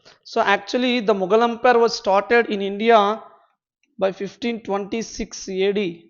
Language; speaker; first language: English; non-native, local second language; Telugu